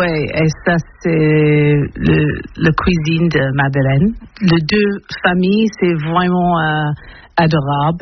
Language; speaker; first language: French; non-native, learner; English